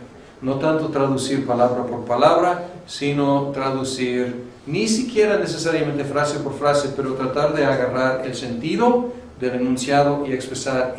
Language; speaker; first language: Spanish; non-native, fluent; English